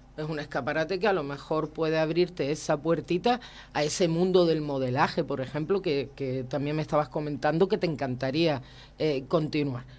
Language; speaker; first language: Spanish; native; Spanish